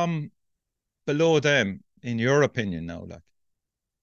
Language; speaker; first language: English; native; English